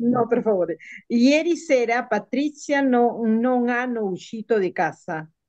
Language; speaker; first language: Italian; non-native, learner; Spanish